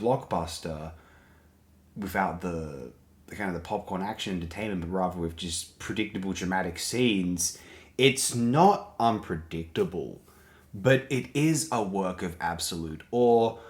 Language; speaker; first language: English; native; English